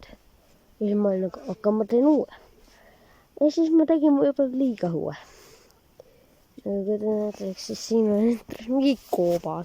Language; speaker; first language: Estonian; early bilingual, heritage; Estonian